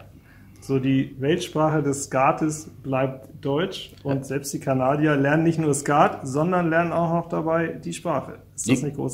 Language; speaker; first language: German; native; German